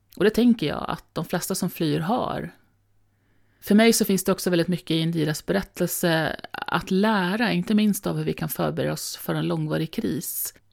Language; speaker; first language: Swedish; native; Swedish